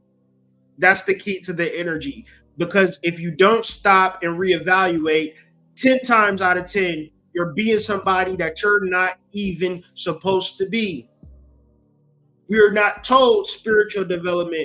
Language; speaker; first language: English; native; English